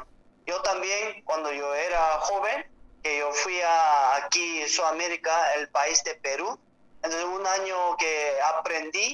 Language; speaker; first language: Spanish; non-native, learner; Korean